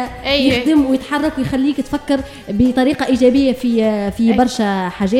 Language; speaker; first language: Arabic; native; Arabic